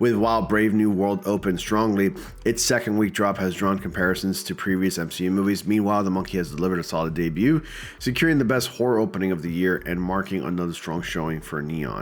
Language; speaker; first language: English; native; English